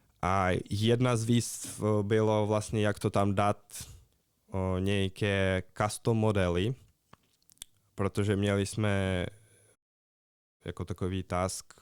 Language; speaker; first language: Czech; non-native, fluent; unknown